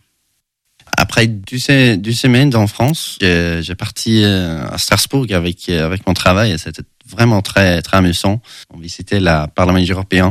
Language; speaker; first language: French; non-native, learner; Swedish